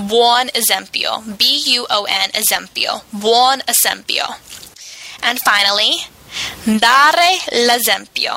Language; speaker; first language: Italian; non-native, fluent; English